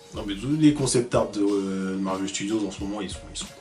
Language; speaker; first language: French; native; French